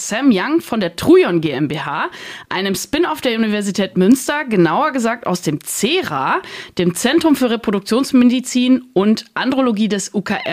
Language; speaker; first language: German; native; German